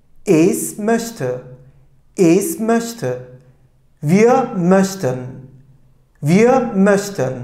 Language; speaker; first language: German; non-native, fluent; Turkish